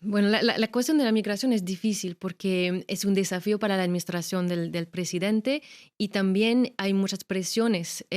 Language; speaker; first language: Spanish; non-native, fluent; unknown